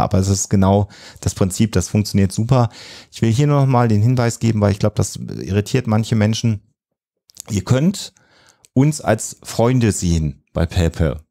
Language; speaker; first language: German; native; German